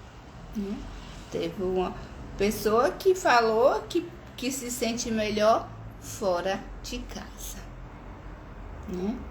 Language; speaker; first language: Portuguese; native; Portuguese